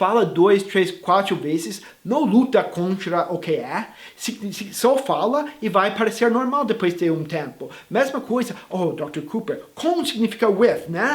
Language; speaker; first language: Portuguese; non-native, fluent; English